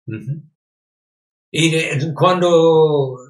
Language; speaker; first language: Spanish; non-native, learner; English